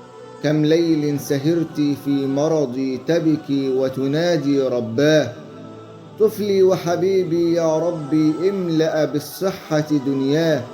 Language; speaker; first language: Arabic; native; Arabic